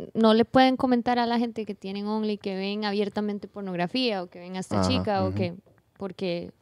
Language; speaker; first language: Spanish; native; Spanish